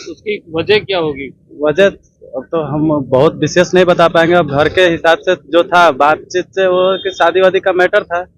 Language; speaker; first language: Hindi; native; Hindi